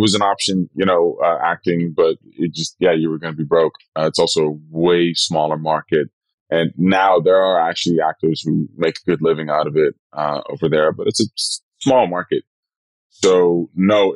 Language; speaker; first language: English; non-native, fluent; Dutch